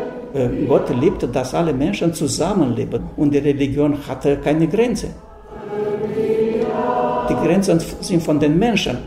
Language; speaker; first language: German; non-native, fluent; Romanian